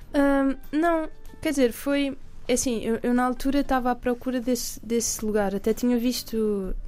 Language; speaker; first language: Portuguese; native; Portuguese